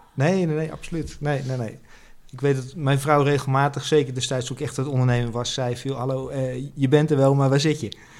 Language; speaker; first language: Dutch; native; Dutch